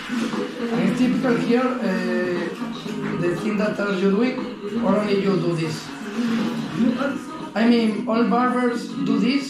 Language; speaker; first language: English; non-native, learner; Spanish